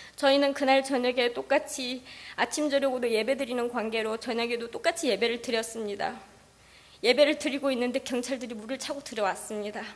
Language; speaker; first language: Korean; native; Korean